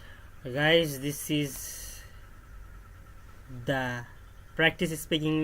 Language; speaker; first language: English; non-native, learner; Bangla